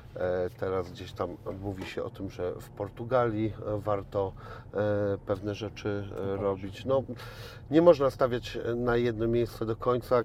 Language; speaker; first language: Polish; native; Polish